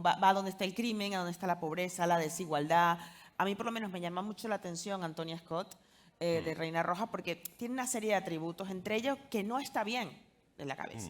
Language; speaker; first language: Spanish; native; Spanish